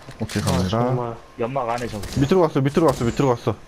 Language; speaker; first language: Korean; native; Korean